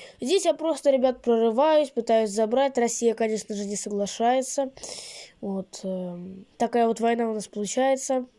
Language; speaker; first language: Russian; native; Russian